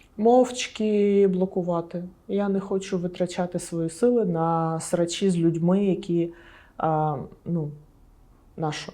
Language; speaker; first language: Ukrainian; non-native, local second language; Russian